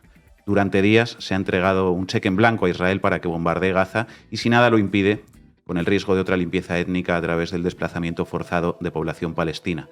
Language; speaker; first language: Spanish; native; Spanish